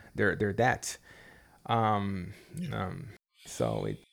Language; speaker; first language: English; non-native, fluent; Portuguese